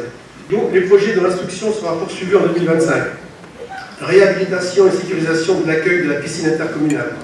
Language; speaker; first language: French; native; French